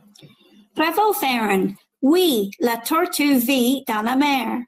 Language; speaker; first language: French; non-native, fluent; English